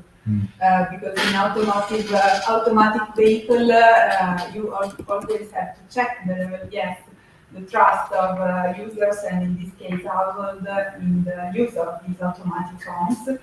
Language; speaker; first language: English; non-native, fluent; Italian